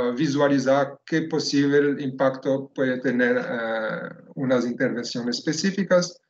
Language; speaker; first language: Spanish; non-native, fluent; French